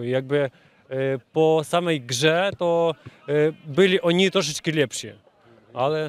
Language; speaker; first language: Polish; non-native, fluent; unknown